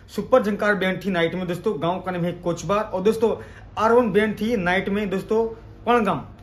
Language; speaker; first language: Hindi; non-native, local second language; Gamit